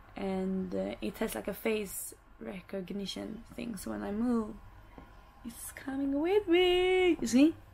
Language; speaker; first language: English; non-native, fluent; Swedish